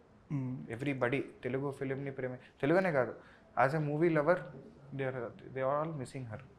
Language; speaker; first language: Telugu; native; Telugu